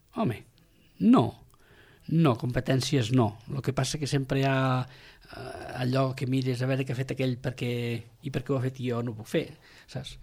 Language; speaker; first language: Catalan; non-native, local second language; Spanish